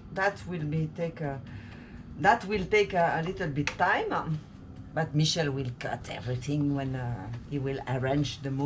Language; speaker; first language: English; non-native, learner; French